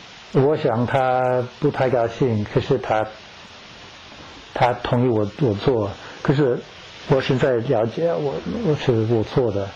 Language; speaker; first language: Chinese; non-native, learner; English